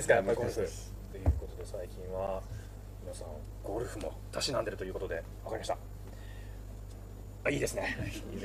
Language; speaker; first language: Japanese; native; Japanese